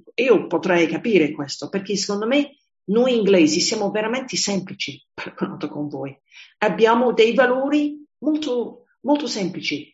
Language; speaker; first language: Italian; non-native, fluent; English